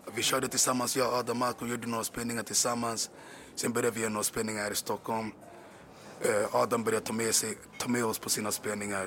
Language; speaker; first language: Swedish; native; Swedish